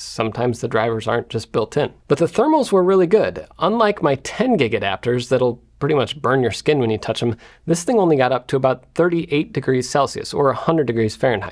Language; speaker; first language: English; native; English